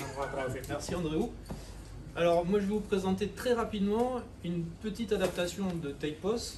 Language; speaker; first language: French; native; French